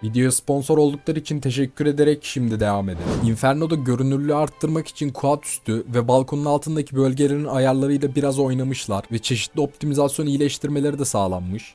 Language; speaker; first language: Turkish; native; Turkish